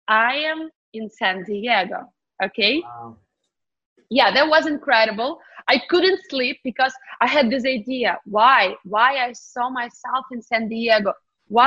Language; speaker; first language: English; non-native, fluent; Ukrainian